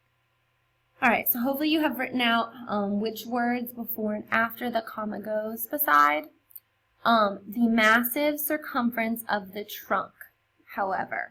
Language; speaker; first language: English; native; English